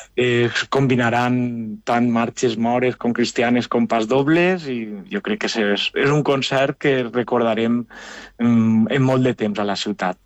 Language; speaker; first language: Catalan; native; Catalan